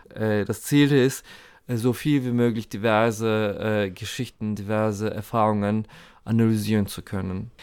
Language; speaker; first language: German; non-native, fluent; Turkish